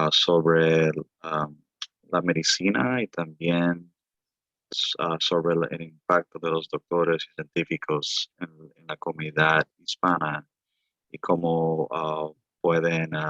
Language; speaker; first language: Spanish; early bilingual, heritage; Spanish